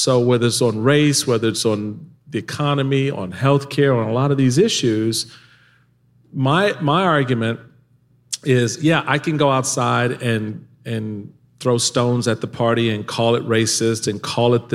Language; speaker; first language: English; native; English